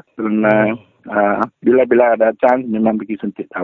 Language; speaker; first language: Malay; non-native, local second language; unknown